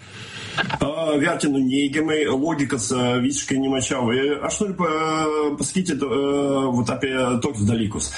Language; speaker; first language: Lithuanian; non-native, local second language; Russian